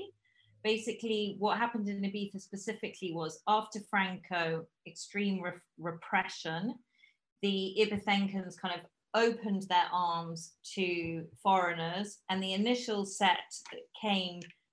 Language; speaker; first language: English; native; English